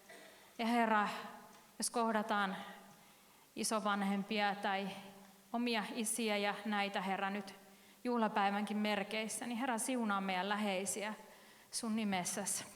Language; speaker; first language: Finnish; native; Finnish